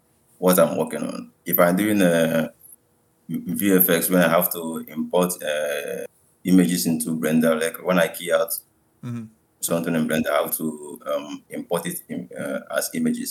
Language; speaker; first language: English; non-native, local second language; Igbo